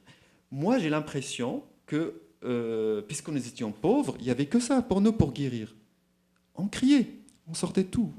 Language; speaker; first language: French; non-native, local second language; Arabic